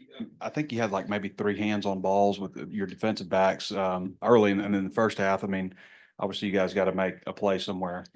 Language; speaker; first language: English; native; English